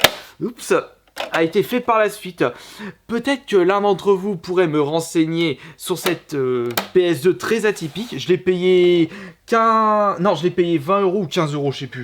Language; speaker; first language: French; native; French